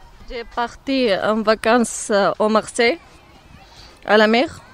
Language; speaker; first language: French; non-native, learner; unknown